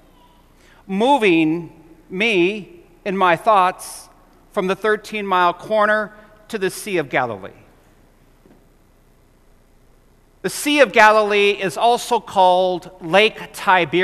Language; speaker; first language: English; native; English